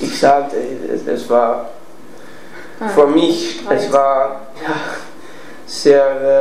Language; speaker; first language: German; non-native, learner; Dutch